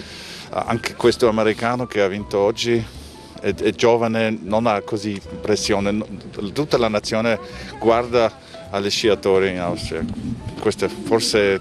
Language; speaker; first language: Italian; non-native, fluent; German